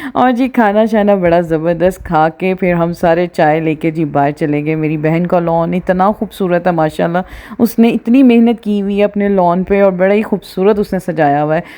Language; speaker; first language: Urdu; non-native, local second language; Punjabi